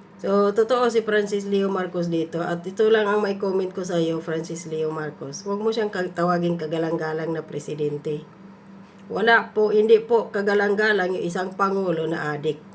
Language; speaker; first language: Filipino; non-native, local second language; Cebuano